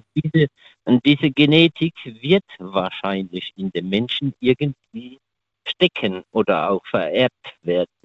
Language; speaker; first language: German; native; German